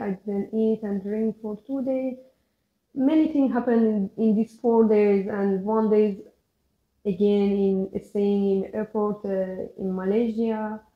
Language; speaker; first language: English; non-native, learner; Persian